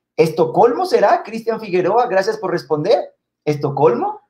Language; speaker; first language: Spanish; native; Spanish